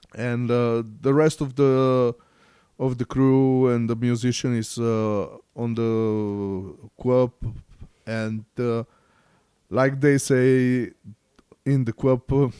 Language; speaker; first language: English; non-native, learner; Bulgarian